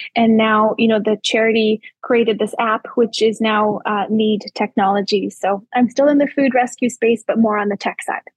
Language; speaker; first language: English; native; English